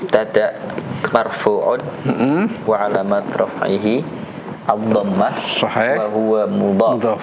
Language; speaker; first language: Arabic; non-native, learner; Indonesian